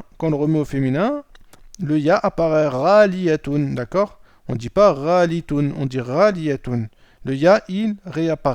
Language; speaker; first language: French; native; French